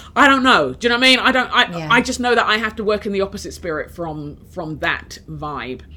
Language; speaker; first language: English; early bilingual, other home language; Yoruba